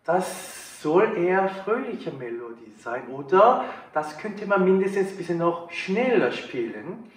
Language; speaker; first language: German; non-native, fluent; Korean